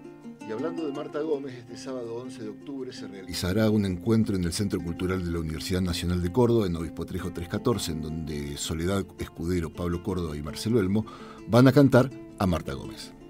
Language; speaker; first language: Spanish; native; Spanish